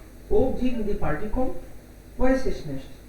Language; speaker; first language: German; non-native, fluent; Hindi